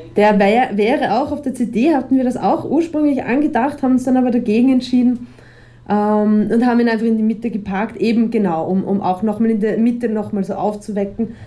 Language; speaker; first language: German; native; German